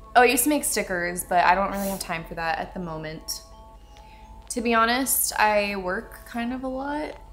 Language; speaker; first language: English; native; English